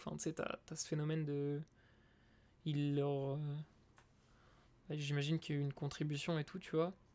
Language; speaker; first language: French; native; French